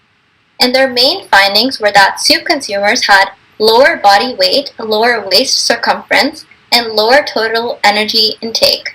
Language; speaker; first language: English; native; English